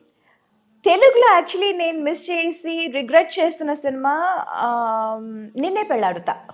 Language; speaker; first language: Telugu; non-native, local second language; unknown